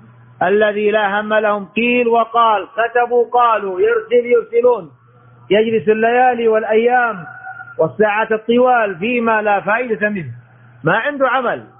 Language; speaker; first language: Arabic; native; Arabic